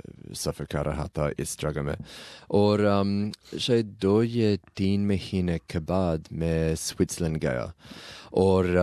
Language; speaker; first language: Hindi; non-native, learner; English